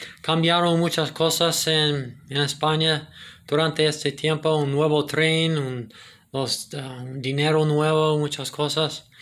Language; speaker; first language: Spanish; non-native, fluent; English